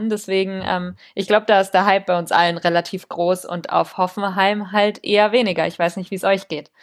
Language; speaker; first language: German; native; German